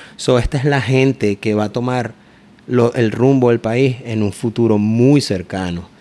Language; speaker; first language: Spanish; native; Spanish